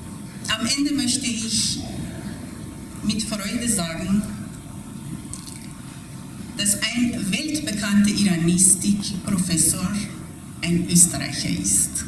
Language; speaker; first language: German; non-native, fluent; Persian